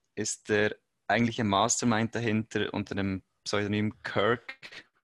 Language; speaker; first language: German; native; German